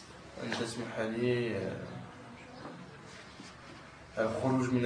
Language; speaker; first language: Arabic; non-native, learner; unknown